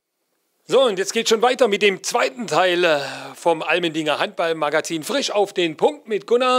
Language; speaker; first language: German; native; German